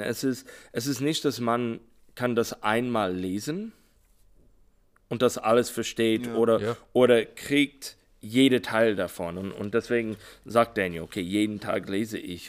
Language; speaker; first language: German; non-native, learner; English